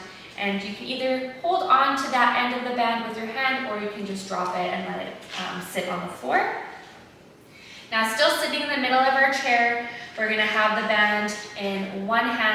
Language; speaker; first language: English; native; English